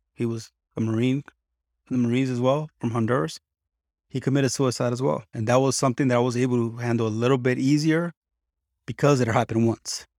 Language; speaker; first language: English; early bilingual, other home language; Spanish